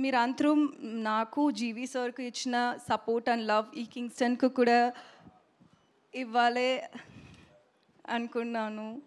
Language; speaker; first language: Telugu; non-native, learner; Tamil